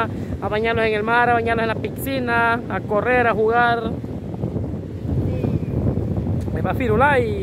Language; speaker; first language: Spanish; native; Spanish